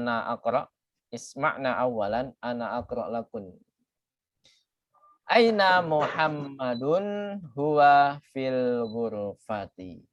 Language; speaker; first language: Arabic; non-native, fluent; Indonesian